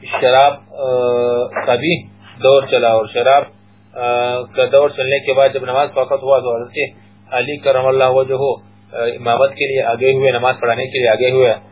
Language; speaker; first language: Urdu; native; Urdu